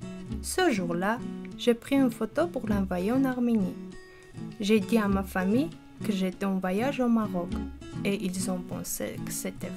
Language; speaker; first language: French; non-native, learner; Armenian